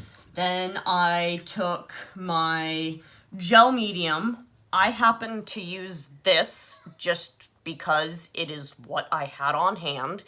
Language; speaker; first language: English; native; English